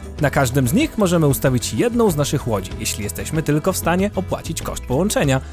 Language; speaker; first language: Polish; native; Polish